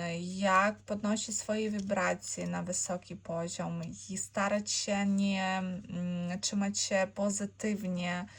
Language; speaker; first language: Polish; non-native, learner; Ukrainian